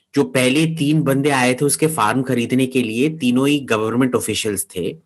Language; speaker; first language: Hindi; non-native, local second language; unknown